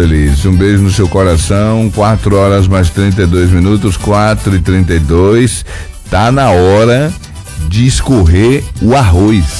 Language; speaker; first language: Portuguese; native; Portuguese